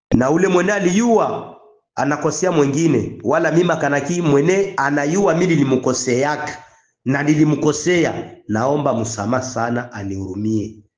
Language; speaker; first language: Swahili; native; Swahili